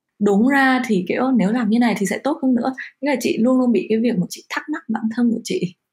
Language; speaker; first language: Vietnamese; early bilingual, heritage; Vietnamese